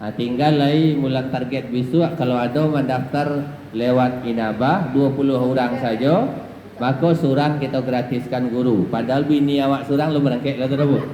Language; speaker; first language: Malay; non-native, local second language; Minangkabau